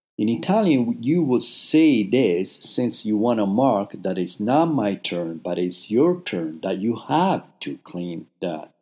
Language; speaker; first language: English; non-native, fluent; Italian